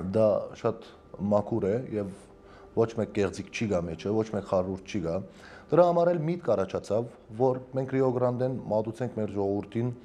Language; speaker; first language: Armenian; early bilingual, heritage; Armenian